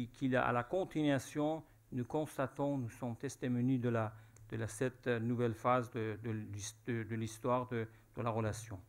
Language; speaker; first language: French; non-native, fluent; Persian